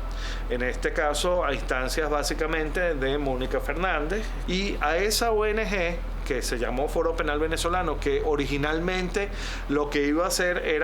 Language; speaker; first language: Spanish; native; Spanish